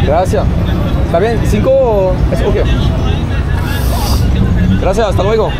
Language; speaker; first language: Spanish; non-native, learner; French